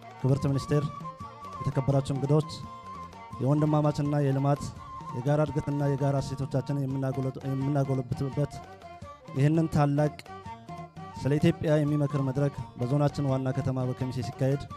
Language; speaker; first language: Amharic; non-native, local second language; Oromo